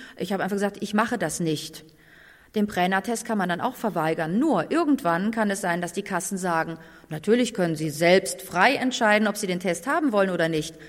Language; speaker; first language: German; native; German